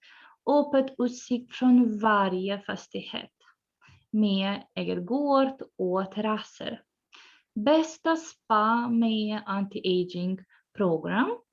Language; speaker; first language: Swedish; non-native, fluent; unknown